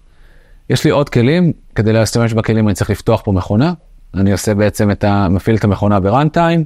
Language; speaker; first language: Hebrew; native; Hebrew